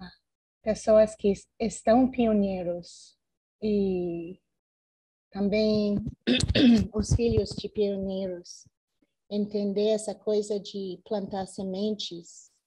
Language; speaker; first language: Portuguese; non-native, fluent; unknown